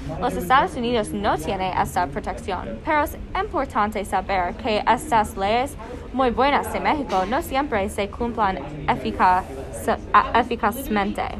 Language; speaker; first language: Spanish; non-native, learner; English